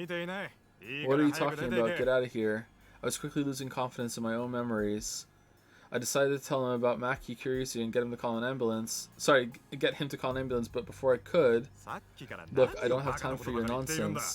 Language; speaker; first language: English; native; English